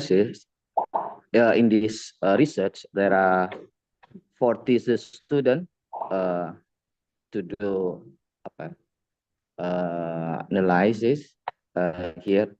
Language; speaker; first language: English; non-native, fluent; Indonesian